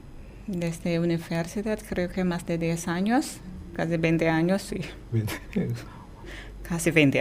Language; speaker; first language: Spanish; non-native, fluent; Indonesian